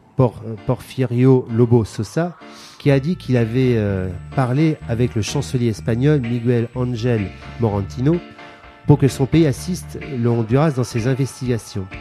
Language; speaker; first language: French; native; French